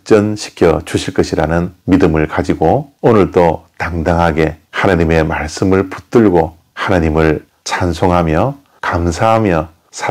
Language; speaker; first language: Korean; native; Korean